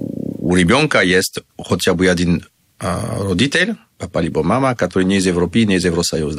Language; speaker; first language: Russian; non-native, learner; French